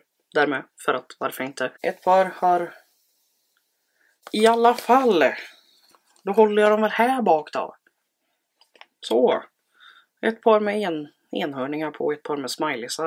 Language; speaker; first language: Swedish; native; Swedish